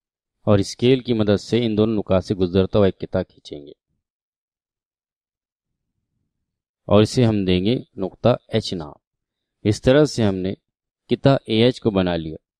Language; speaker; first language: Urdu; native; Urdu